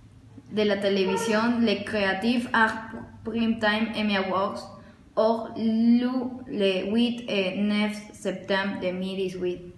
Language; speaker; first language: French; non-native, learner; Spanish